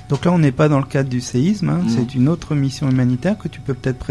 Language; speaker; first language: French; native; French